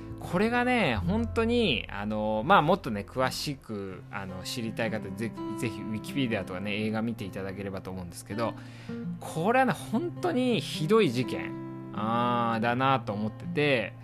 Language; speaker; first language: Japanese; native; Japanese